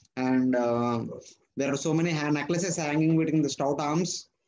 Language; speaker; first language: English; non-native, local second language; Telugu